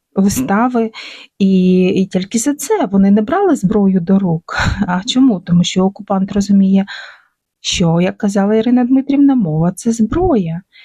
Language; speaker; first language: Ukrainian; non-native, local second language; Russian